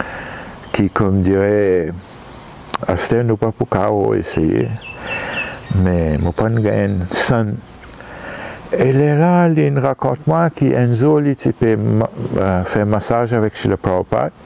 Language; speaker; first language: French; non-native, local second language; Morisyen